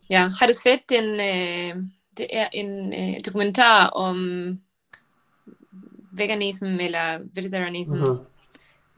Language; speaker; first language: Danish; non-native, learner; Spanish